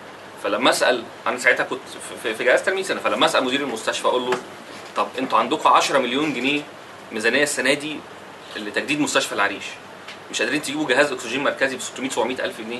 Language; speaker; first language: Arabic; native; Arabic